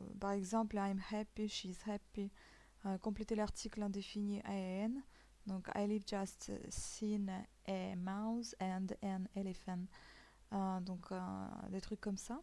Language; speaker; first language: French; native; French